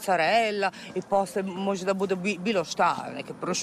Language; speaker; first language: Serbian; non-native, fluent; Italian